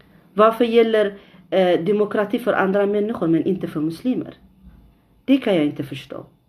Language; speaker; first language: Swedish; non-native, fluent; Arabic